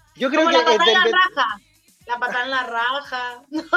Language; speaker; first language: Spanish; native; Spanish